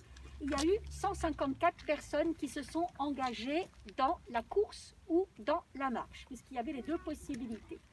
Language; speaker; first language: French; native; French